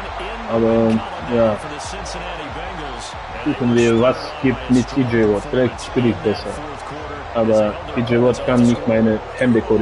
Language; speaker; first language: German; non-native, learner; Russian